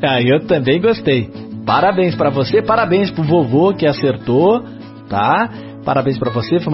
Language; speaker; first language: Portuguese; native; Portuguese